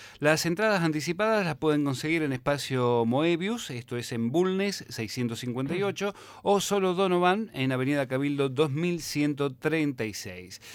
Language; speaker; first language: Spanish; native; Spanish